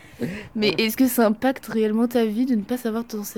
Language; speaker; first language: French; native; French